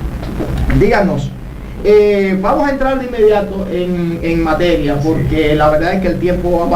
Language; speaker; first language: Spanish; native; Spanish